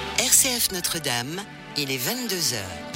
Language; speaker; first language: French; native; French